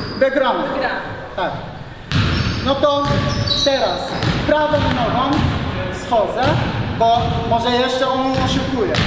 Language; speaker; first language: Polish; non-native, learner; Japanese